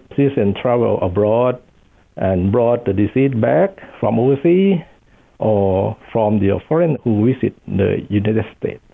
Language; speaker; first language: English; non-native, fluent; Thai